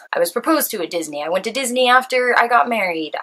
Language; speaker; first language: English; native; English